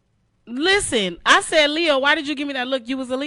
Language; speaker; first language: English; native; English